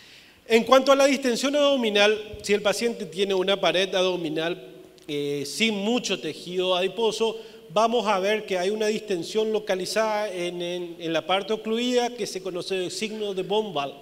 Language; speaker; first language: Spanish; native; Spanish